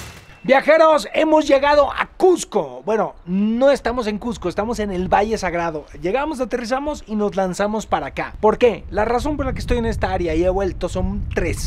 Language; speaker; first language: Spanish; native; Spanish